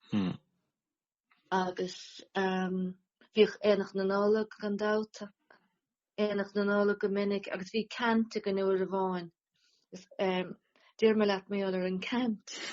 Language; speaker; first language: Irish; native; Irish